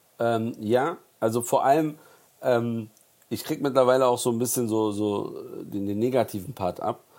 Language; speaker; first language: German; early bilingual, other home language; Turkish